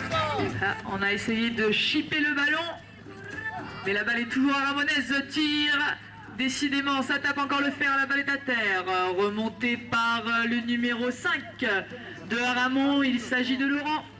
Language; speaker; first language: French; native; French